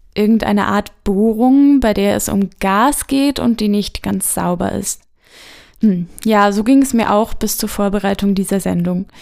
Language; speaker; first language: German; native; German